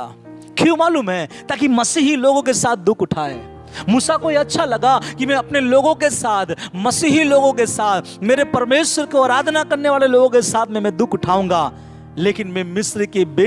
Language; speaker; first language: Hindi; non-native, local second language; Bangla